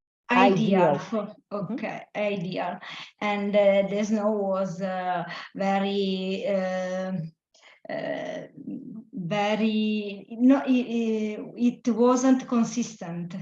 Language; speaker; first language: English; non-native, learner; Italian